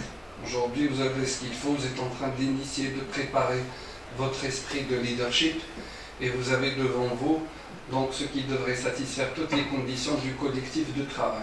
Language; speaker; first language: French; non-native, local second language; Arabic